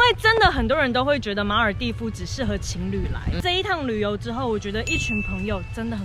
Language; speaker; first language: Chinese; native; Chinese